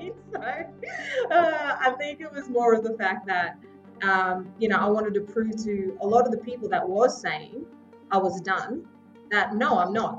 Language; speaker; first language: English; native; English